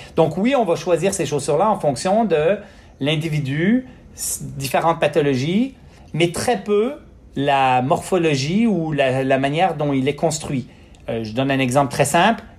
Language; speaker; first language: French; native; French